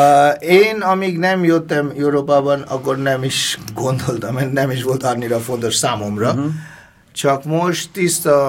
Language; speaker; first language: Hungarian; non-native, fluent; Bangla